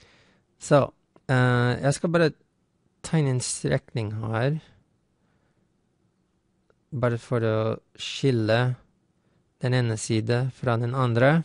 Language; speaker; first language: Norwegian; non-native, fluent; English